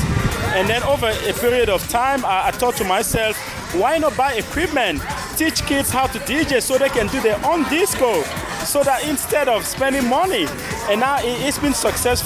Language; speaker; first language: English; non-native, local second language; French